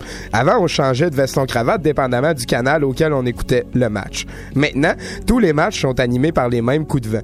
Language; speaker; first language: French; native; French